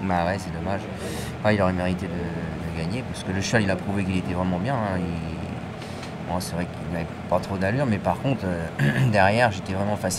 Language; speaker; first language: French; native; French